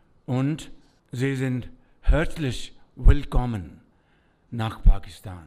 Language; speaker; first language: German; non-native, learner; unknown